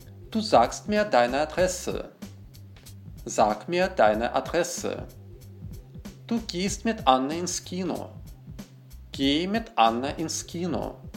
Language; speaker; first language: German; non-native, fluent; Russian